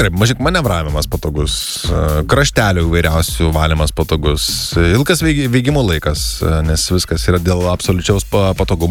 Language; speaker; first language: Lithuanian; native; Lithuanian